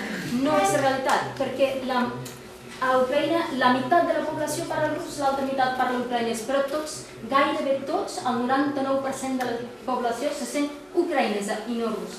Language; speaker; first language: Catalan; non-native, fluent; Ukrainian